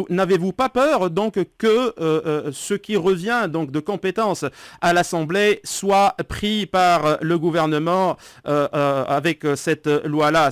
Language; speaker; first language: French; non-native, local second language; Arabic